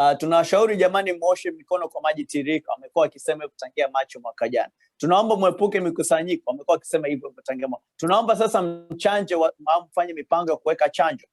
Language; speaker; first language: Swahili; native; Swahili